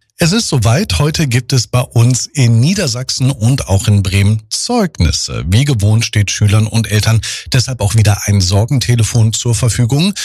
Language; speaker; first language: German; native; German